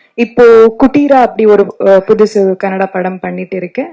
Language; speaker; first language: Tamil; non-native, learner; Kannada